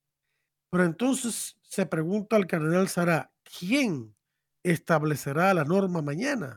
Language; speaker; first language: Spanish; native; Spanish